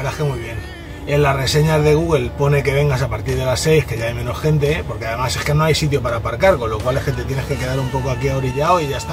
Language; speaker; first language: Spanish; native; Spanish